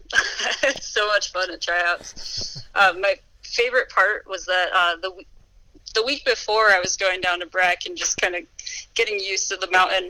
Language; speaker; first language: English; native; English